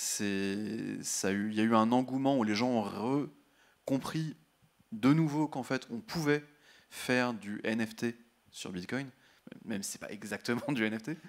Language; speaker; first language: French; native; French